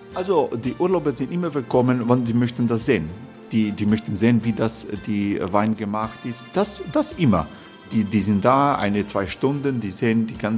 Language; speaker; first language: German; non-native, fluent; Croatian